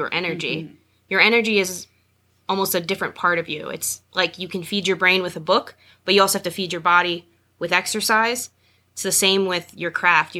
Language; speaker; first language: English; native; English